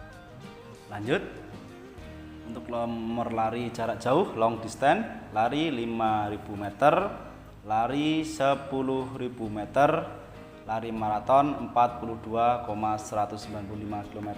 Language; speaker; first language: Indonesian; native; Indonesian